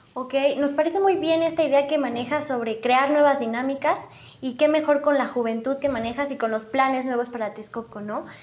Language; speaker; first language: Spanish; native; Spanish